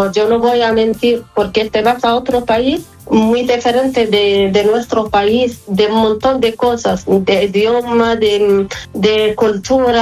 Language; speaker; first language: Spanish; non-native, fluent; Arabic